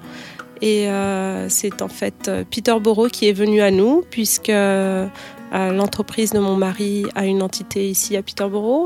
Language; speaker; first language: French; native; French